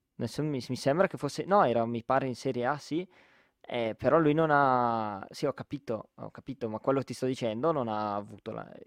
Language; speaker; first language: Italian; native; Italian